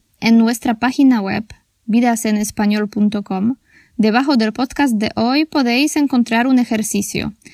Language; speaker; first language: Spanish; non-native, fluent; Polish